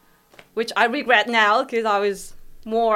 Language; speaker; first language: English; non-native, fluent; Korean